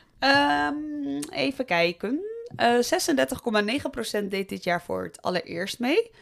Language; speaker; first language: Dutch; native; Dutch